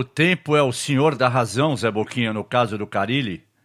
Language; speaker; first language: Portuguese; native; Portuguese